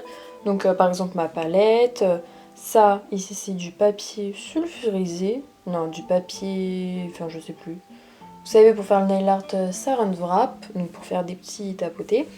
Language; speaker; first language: French; native; French